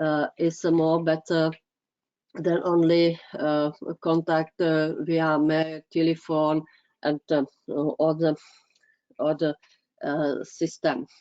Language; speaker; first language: English; non-native, fluent; Czech